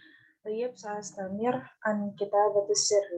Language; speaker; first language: Arabic; non-native, learner; Indonesian